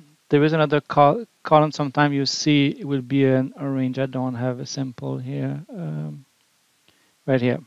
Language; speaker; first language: English; non-native, fluent; French